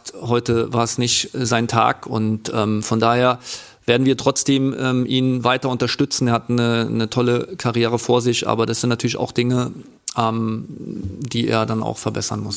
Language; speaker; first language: German; native; German